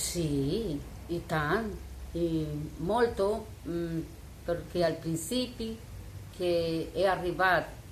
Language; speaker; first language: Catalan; non-native, learner; Spanish